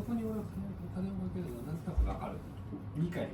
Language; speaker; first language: Japanese; native; Japanese